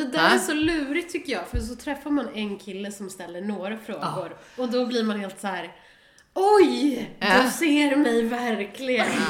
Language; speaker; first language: Swedish; native; Swedish